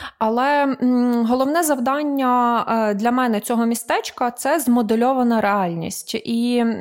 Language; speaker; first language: Ukrainian; native; Ukrainian